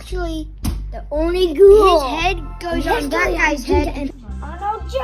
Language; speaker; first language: English; native; English